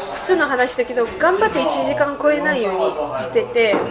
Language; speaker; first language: Japanese; non-native, fluent; Russian